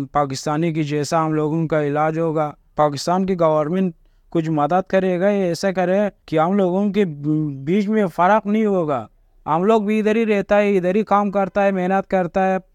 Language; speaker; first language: Urdu; non-native, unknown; Persian